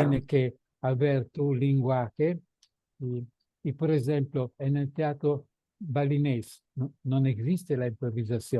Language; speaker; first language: Spanish; non-native, fluent; Italian